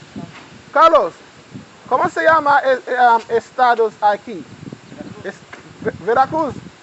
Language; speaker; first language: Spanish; non-native, learner; Haitian Creole